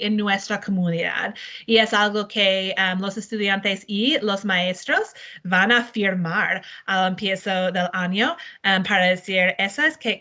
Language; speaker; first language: Spanish; non-native, learner; English